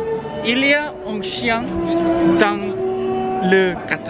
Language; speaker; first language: French; non-native, learner; Korean